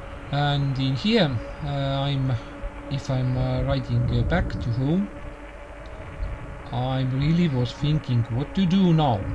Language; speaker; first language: English; non-native, learner; Estonian